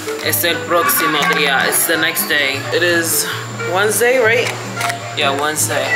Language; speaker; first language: English; early bilingual, other home language; Spanish